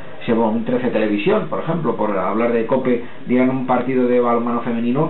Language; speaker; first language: Spanish; native; Spanish